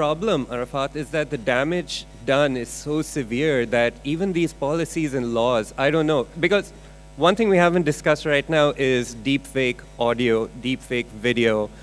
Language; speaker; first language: English; non-native, local second language; Urdu